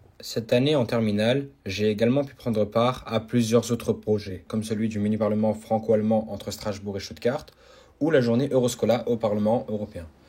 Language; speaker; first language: French; early bilingual, other home language; Albanian